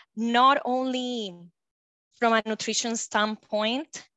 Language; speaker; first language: English; non-native, fluent; Spanish